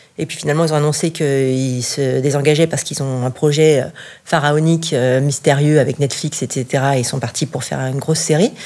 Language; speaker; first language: French; native; French